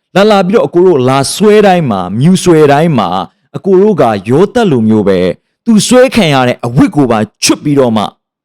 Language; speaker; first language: Burmese; native; Burmese